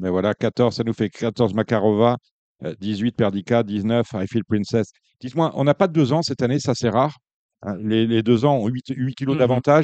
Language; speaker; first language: French; native; French